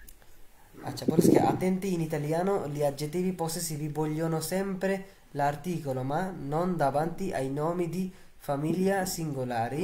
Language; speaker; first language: Italian; non-native, fluent; Bangla